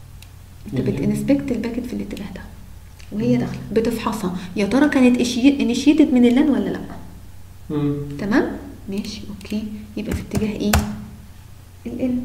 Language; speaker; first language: Arabic; native; Arabic